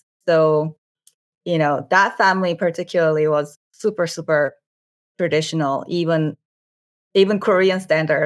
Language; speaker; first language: English; non-native, fluent; Korean